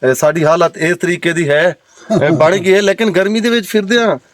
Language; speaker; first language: Punjabi; non-native, local second language; Saraiki